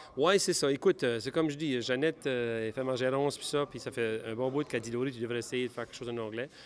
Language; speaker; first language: French; native; French